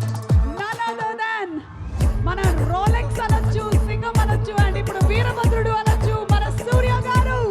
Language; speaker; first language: Telugu; native; Telugu